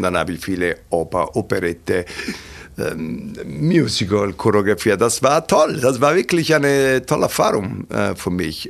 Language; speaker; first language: German; non-native, fluent; Italian